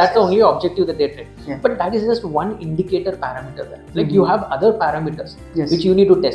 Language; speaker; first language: English; non-native, local second language; Hindi